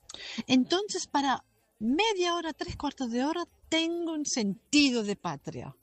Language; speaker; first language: Spanish; non-native, local second language; German